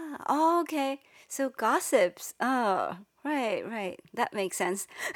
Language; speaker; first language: English; non-native, fluent; Chinese